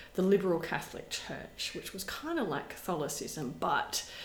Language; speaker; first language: English; native; English